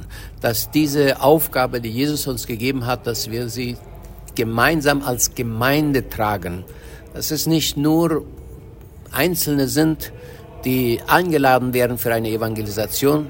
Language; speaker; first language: German; early bilingual, heritage; Low German